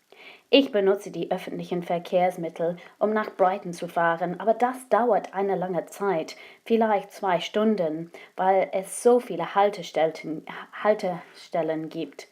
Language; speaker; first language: German; non-native, fluent; English